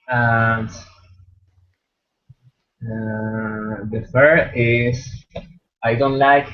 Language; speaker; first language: English; non-native, learner; Spanish